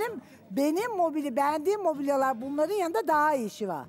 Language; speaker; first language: Turkish; native; Turkish